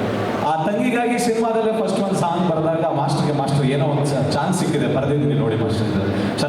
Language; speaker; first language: Kannada; native; Kannada